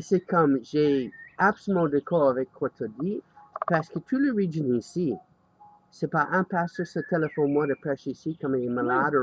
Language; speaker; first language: French; non-native, learner; English